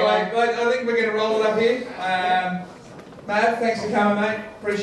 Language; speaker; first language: English; native; English